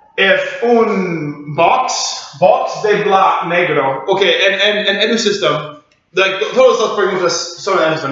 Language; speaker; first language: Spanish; non-native, learner; English